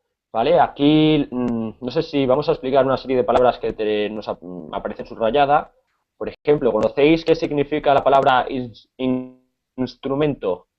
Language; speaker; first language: Spanish; native; Spanish